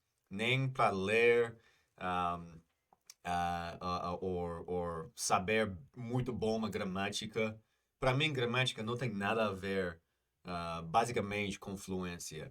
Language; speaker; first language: Portuguese; non-native, fluent; English